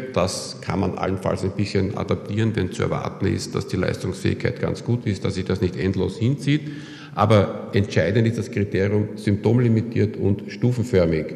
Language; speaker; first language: German; native; German